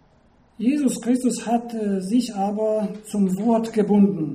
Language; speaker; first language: German; non-native, fluent; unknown